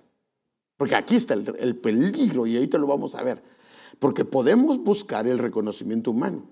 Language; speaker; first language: Spanish; native; Spanish